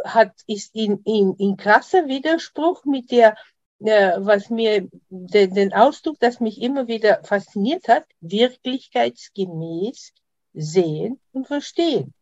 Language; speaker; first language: German; non-native, fluent; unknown